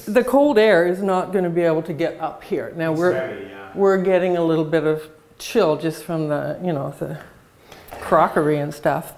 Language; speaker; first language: English; native; English